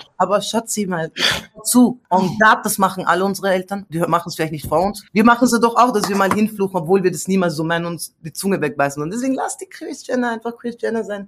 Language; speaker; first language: German; early bilingual, other home language; Central Kurdish